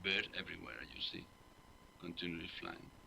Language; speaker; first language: English; non-native, learner; Spanish